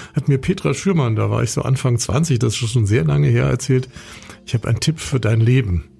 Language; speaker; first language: German; native; German